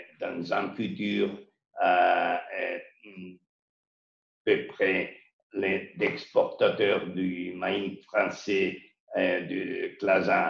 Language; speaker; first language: French; non-native, learner; Spanish